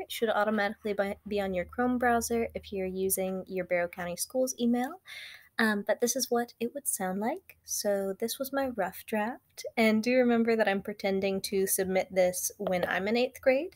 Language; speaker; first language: English; native; English